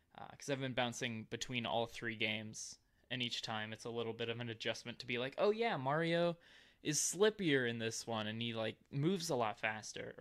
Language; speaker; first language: English; native; English